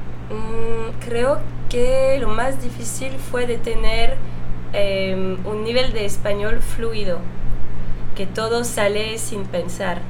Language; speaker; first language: Spanish; non-native, fluent; French